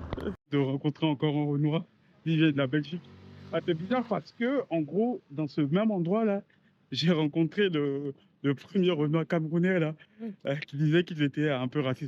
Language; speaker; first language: French; native; French